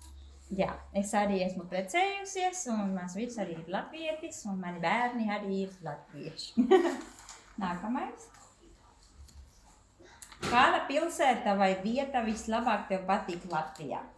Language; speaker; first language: Latvian; non-native, fluent; Spanish